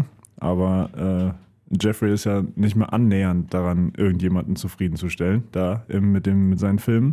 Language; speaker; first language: German; native; German